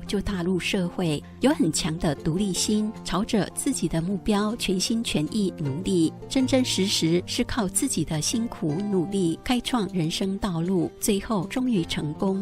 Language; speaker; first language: Chinese; native; Chinese